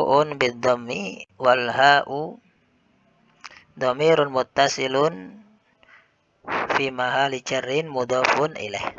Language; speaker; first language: Arabic; non-native, fluent; Indonesian